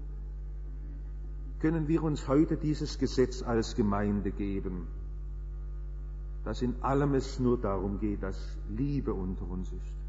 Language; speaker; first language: German; native; German